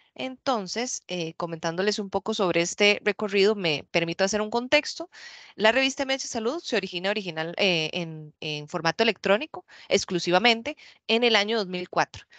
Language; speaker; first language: Spanish; native; Spanish